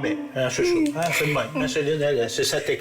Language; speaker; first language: French; native; French